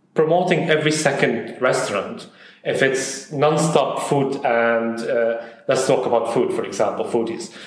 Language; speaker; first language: English; non-native, fluent; Arabic